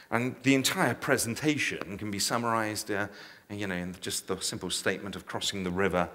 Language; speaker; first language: English; native; English